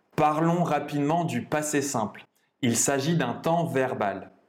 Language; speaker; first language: French; native; French